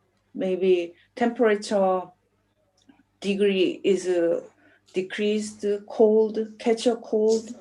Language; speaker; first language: English; non-native, learner; Korean